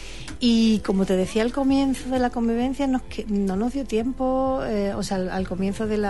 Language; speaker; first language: Spanish; native; Spanish